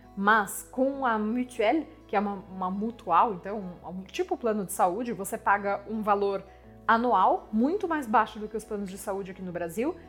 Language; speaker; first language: Portuguese; non-native, fluent; French